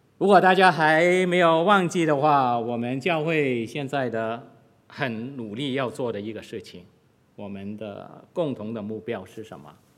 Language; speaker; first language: Chinese; non-native, local second language; Cantonese